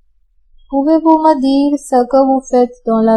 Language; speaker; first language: French; non-native, fluent; Hindi